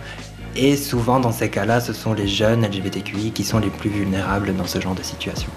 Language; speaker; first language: French; native; French